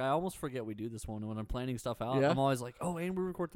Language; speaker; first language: English; native; English